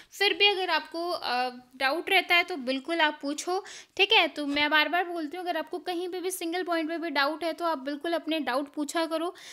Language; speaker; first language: Hindi; native; Hindi